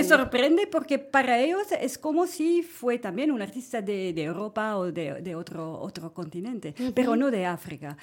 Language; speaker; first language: Spanish; non-native, fluent; French